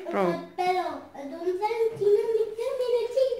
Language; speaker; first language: Spanish; early bilingual, heritage; Spanish